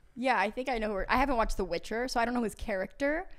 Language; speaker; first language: English; native; English